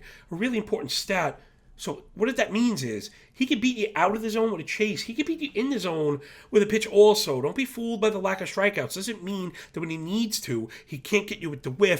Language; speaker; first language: English; native; English